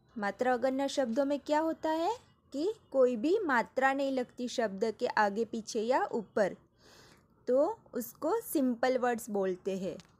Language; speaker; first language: Hindi; non-native, local second language; Gujarati